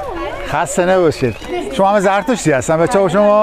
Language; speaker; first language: Persian; native; Persian